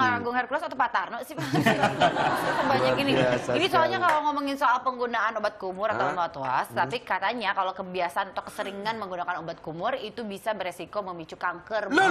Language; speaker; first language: Indonesian; native; Indonesian